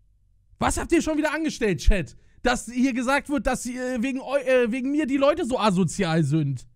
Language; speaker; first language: German; native; German